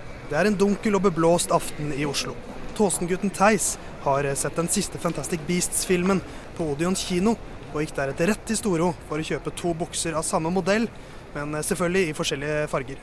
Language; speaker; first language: Norwegian; native; Norwegian